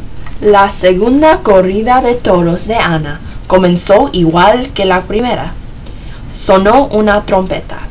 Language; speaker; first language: Spanish; non-native, learner; English